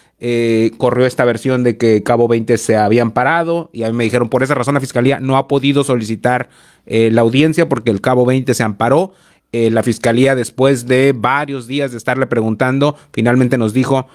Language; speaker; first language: Spanish; native; Spanish